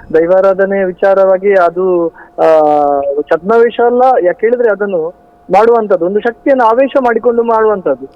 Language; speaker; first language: Kannada; non-native, local second language; Tulu